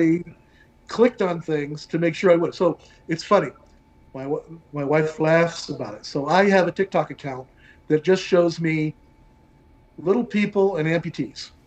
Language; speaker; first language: English; native; English